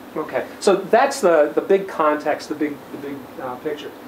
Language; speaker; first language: English; native; English